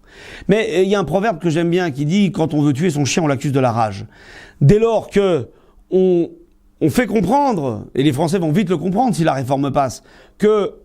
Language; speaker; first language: French; native; French